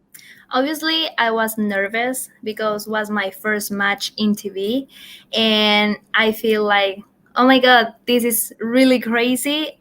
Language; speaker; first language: English; non-native, learner; Spanish